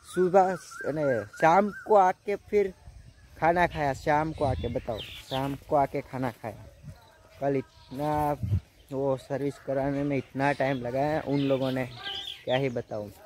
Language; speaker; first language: Hindi; non-native, local second language; Gujarati